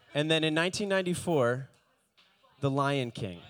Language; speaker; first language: English; native; English